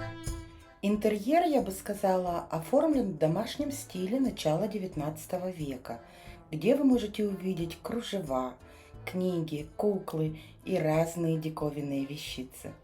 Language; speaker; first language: Russian; native; Russian